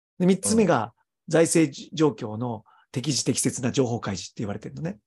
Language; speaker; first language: Japanese; native; Japanese